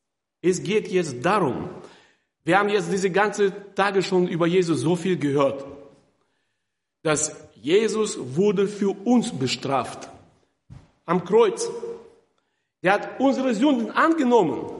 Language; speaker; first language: German; non-native, fluent; Russian